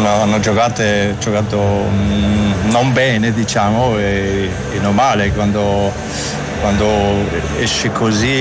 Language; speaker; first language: Italian; non-native, learner; German